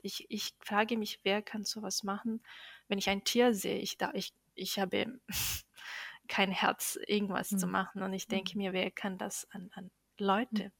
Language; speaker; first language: German; non-native, fluent; Bosnian